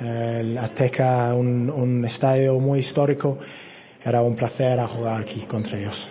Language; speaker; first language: Spanish; non-native, fluent; English